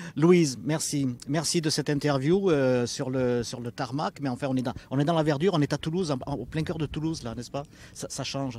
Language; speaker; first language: French; native; French